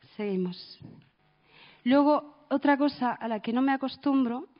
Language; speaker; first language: Spanish; early bilingual, other home language; Arabic